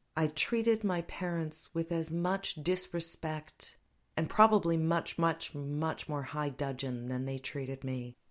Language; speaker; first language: English; native; English